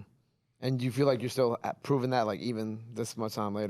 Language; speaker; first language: English; native; English